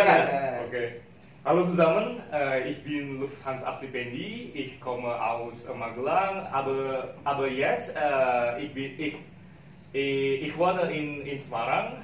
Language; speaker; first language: German; non-native, learner; Indonesian